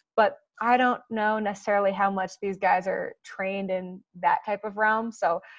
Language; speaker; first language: English; native; English